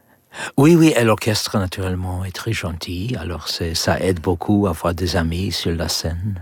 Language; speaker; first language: French; non-native, learner; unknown